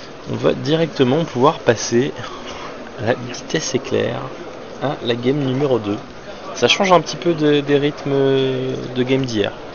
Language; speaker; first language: French; native; French